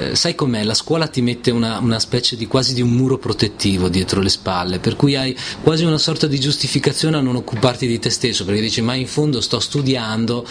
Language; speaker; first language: Italian; native; Italian